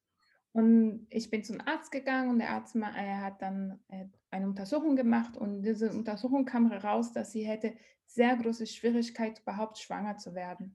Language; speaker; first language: German; non-native, learner; Portuguese